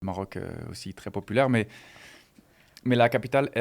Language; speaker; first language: French; non-native, fluent; Portuguese